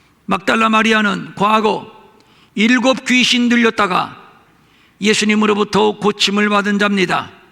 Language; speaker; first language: Korean; native; Korean